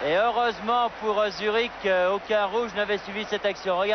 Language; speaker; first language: French; native; French